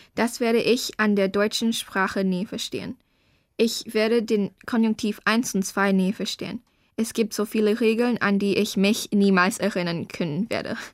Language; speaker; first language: German; early bilingual, other home language; Chinese